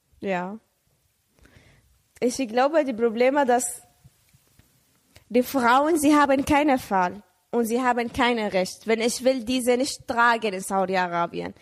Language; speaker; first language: German; non-native, learner; Arabic